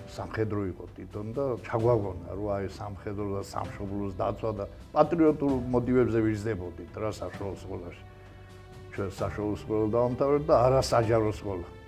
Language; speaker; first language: Georgian; native; Georgian